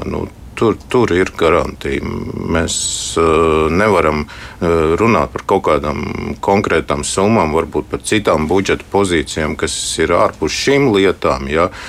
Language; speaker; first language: Latvian; native; Latvian